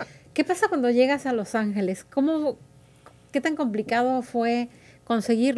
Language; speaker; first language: Spanish; native; Spanish